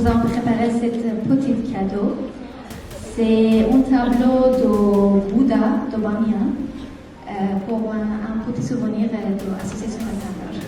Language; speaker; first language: French; non-native, learner; Persian